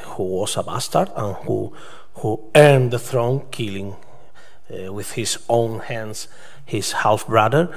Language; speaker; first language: English; non-native, fluent; Spanish